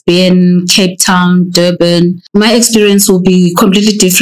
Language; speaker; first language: English; non-native, local second language; Xhosa